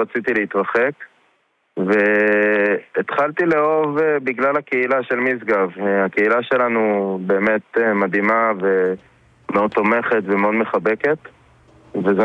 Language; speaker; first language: Hebrew; native; Hebrew